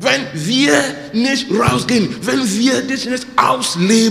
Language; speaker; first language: German; non-native, learner; English